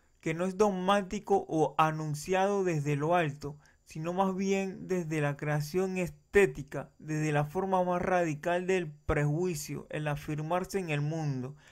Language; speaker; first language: Spanish; native; Spanish